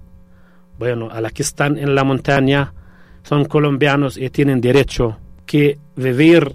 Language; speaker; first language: Spanish; non-native, fluent; Arabic